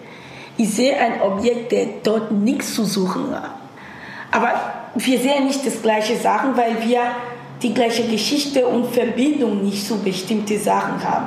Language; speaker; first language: German; non-native, fluent; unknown